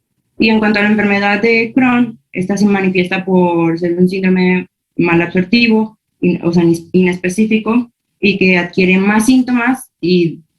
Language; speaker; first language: Spanish; native; Spanish